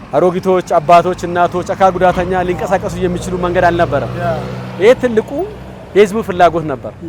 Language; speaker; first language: Amharic; non-native, local second language; Hadiyya